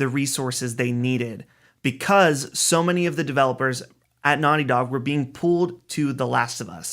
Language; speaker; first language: English; native; English